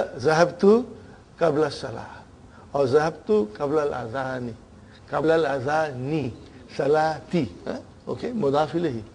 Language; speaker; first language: Arabic; non-native, fluent; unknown